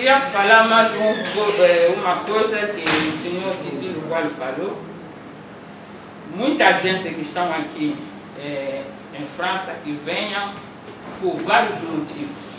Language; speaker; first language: Portuguese; non-native, local second language; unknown